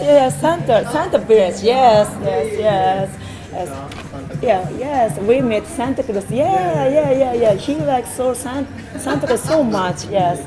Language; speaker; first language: English; non-native, learner; Japanese